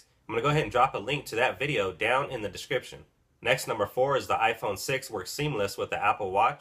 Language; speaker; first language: English; native; English